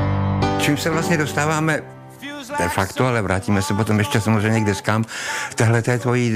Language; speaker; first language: Czech; native; Czech